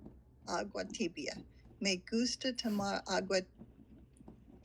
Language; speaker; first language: Spanish; non-native, learner; English